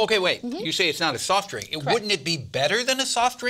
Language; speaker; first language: English; native; English